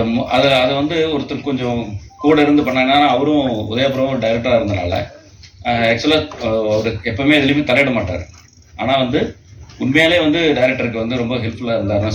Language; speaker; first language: Tamil; native; Tamil